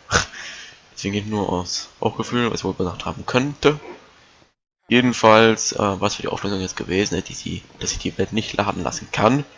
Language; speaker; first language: German; native; German